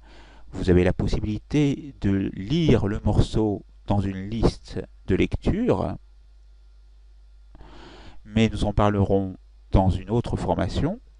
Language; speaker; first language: French; native; French